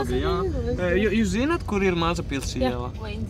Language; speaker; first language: Latvian; non-native, learner; Italian